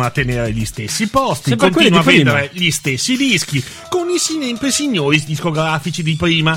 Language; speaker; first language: Italian; native; Italian